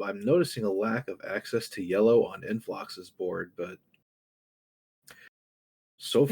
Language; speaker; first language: English; native; English